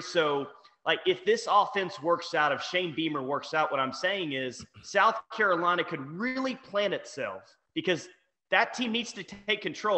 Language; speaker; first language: English; native; English